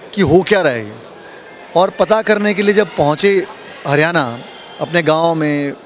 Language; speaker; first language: Hindi; native; Hindi